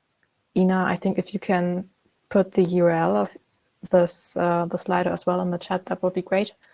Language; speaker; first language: English; non-native, fluent; German